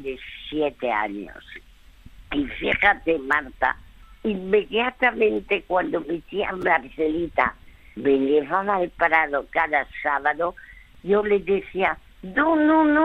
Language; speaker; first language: Spanish; early bilingual, other home language; French